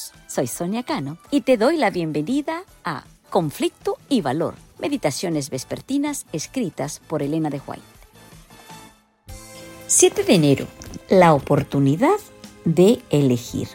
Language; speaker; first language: Spanish; native; Spanish